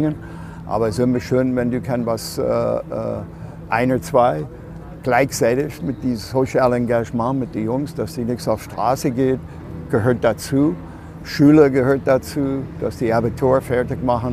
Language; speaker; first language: German; non-native, fluent; English